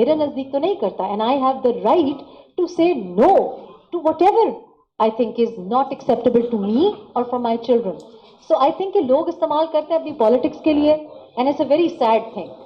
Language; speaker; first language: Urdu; non-native, local second language; Pashto